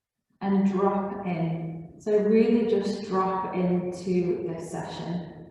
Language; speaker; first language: English; native; English